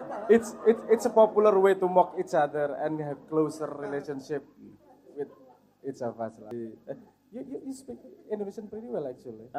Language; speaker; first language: English; non-native, fluent; Indonesian